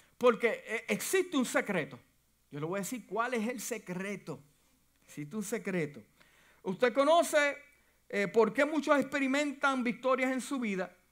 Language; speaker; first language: Spanish; native; Spanish